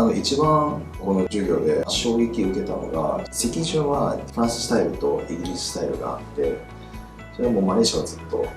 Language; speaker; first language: Japanese; non-native, fluent; Chinese